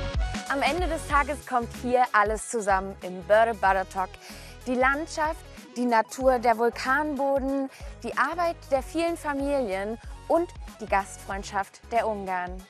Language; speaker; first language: German; native; German